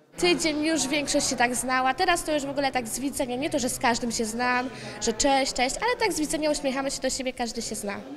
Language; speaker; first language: Polish; native; Polish